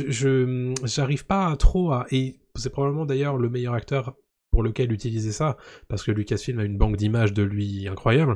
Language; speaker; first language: French; native; French